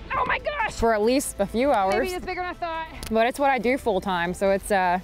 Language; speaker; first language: English; native; English